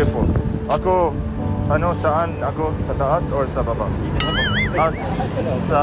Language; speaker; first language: Filipino; non-native, learner; Arabic